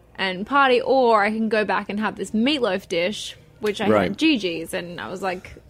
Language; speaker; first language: English; native; English